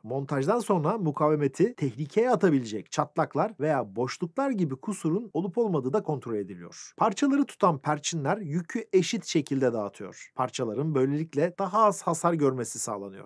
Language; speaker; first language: Turkish; native; Turkish